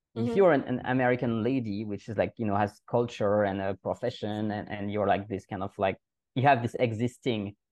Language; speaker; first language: English; non-native, fluent; French